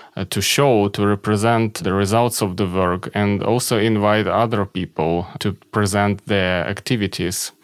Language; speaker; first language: English; non-native, fluent; Ukrainian